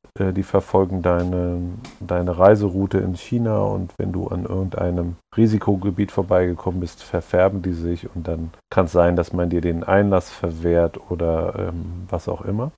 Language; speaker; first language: German; native; German